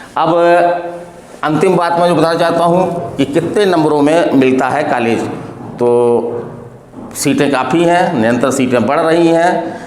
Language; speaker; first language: Hindi; native; Hindi